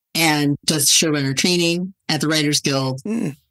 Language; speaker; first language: English; native; English